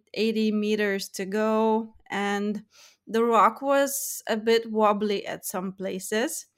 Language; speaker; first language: English; non-native, fluent; Lithuanian